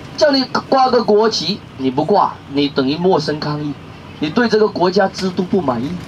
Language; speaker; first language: Chinese; non-native, fluent; Vietnamese